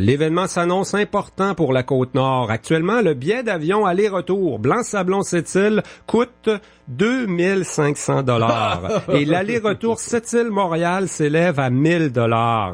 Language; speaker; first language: French; native; French